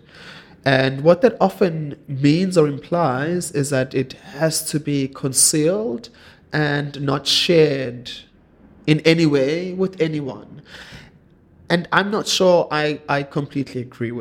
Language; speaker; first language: English; non-native, local second language; Zulu